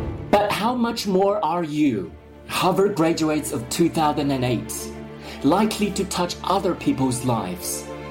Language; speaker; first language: English; non-native, fluent; Chinese